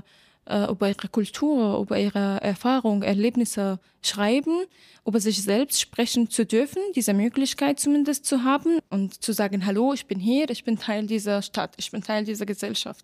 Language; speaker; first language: German; non-native, fluent; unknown